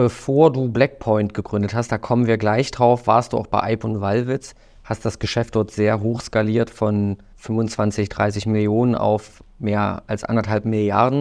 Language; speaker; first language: German; native; German